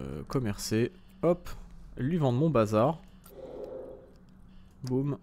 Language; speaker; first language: French; native; French